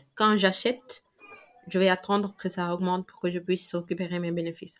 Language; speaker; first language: French; non-native, local second language; Wolof